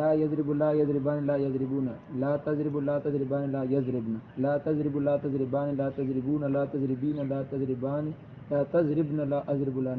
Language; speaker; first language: Arabic; non-native, learner; Urdu